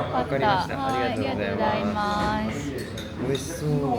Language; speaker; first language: Japanese; native; Japanese